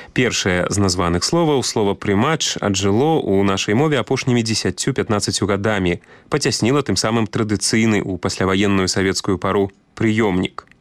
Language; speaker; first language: Belarusian; native; Belarusian